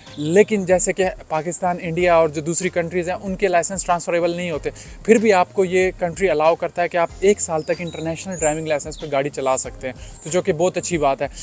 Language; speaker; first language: Urdu; non-native, local second language; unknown